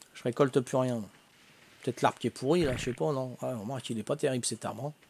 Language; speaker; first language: French; native; French